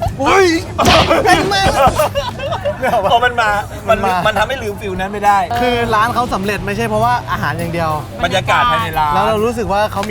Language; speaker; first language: Thai; native; Thai